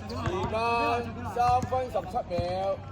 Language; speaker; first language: Chinese; native; Chinese